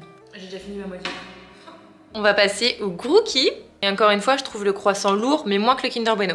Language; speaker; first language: French; native; French